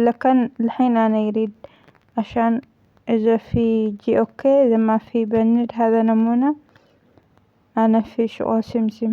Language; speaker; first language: Arabic; non-native, learner; Amharic